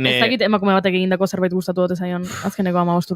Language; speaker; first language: Basque; native; Basque